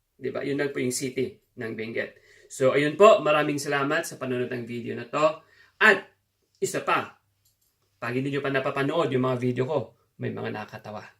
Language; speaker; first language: Filipino; non-native, local second language; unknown